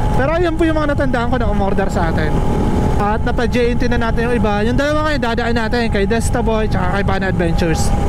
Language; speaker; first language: Filipino; non-native, local second language; Bikol